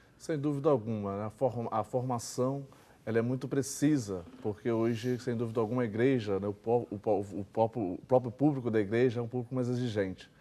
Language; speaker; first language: Portuguese; native; Portuguese